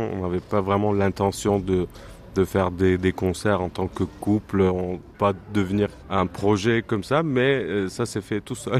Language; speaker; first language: French; non-native, fluent; Turkish